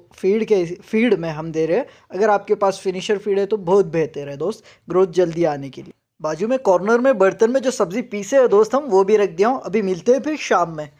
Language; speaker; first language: Hindi; non-native, local second language; Urdu